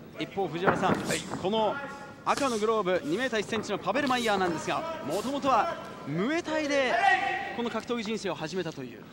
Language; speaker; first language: Japanese; native; Japanese